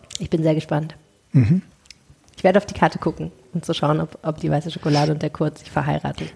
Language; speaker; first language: German; native; German